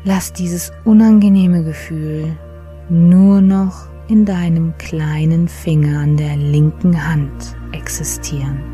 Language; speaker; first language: German; native; German